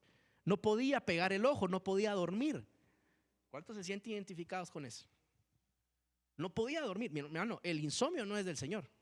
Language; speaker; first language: Spanish; native; Spanish